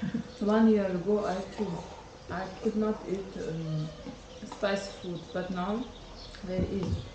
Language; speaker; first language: English; non-native, learner; Russian